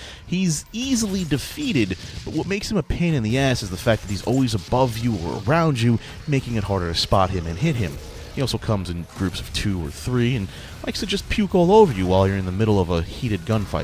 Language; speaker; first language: English; native; English